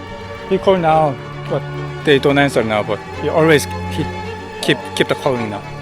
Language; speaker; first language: English; non-native, learner; Korean